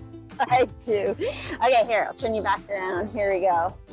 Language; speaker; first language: English; native; English